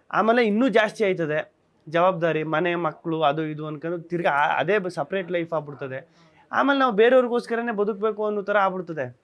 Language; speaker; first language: Kannada; native; Kannada